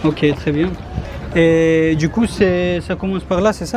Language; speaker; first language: French; non-native, fluent; Pashto